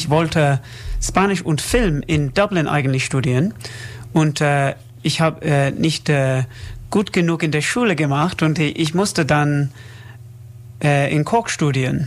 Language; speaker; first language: German; non-native, learner; English